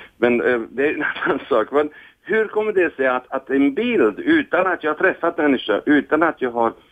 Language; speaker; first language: Swedish; non-native, fluent; Hungarian